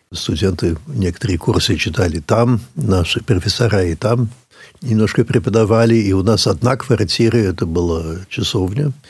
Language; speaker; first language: Russian; early bilingual, heritage; English